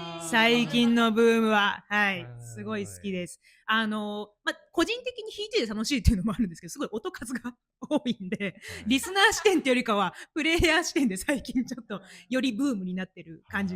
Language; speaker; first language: Japanese; native; Japanese